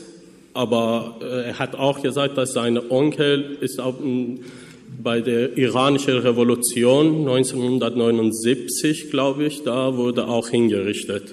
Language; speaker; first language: German; non-native, fluent; Persian